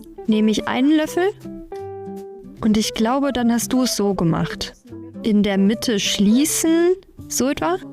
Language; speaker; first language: German; native; German